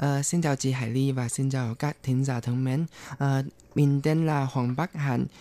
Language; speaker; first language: Vietnamese; non-native, fluent; Chinese